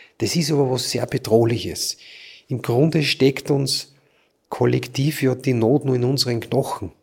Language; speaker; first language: German; native; German